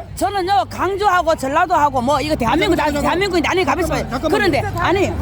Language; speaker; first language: Korean; native; Korean